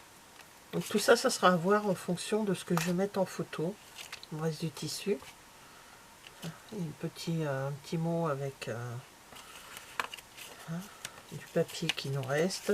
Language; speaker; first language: French; native; French